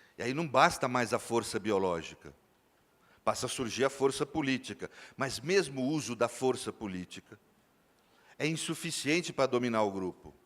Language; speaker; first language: Portuguese; native; Portuguese